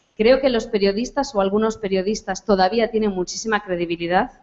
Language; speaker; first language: Spanish; non-native, local second language; Galician